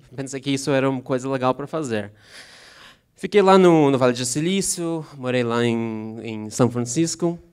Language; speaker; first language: Portuguese; non-native, fluent; Russian